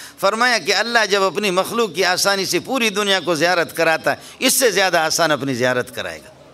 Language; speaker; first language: Urdu; non-native, local second language; Baluchi